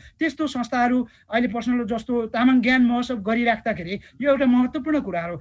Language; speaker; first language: Nepali; non-native, local second language; Eastern Tamang